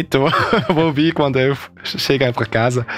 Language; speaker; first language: Portuguese; early bilingual, heritage; German